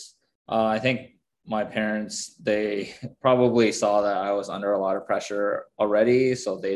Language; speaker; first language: English; native; English